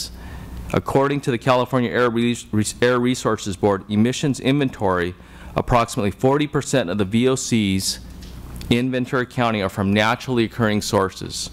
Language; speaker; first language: English; native; English